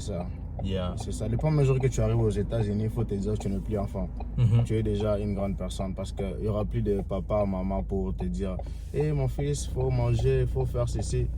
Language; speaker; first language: French; non-native, local second language; Swahili